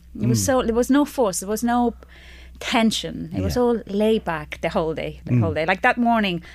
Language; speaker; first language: English; non-native, fluent; Spanish